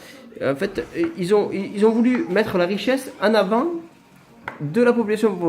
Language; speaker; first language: French; native; French